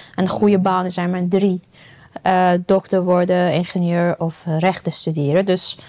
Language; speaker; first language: Dutch; non-native, fluent; Persian